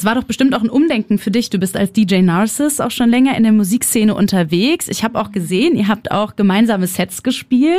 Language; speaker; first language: German; native; German